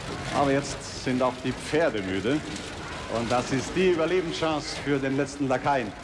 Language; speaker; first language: German; native; German